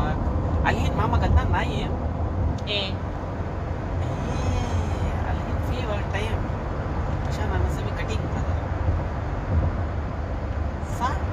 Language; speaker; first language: Arabic; non-native, learner; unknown